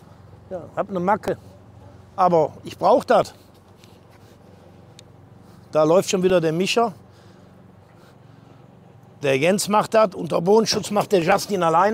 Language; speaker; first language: German; native; German